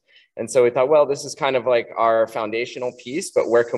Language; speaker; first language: English; native; English